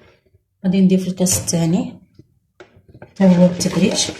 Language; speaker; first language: Arabic; native; Arabic